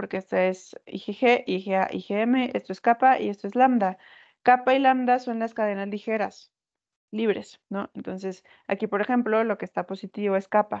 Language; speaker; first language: Spanish; native; Spanish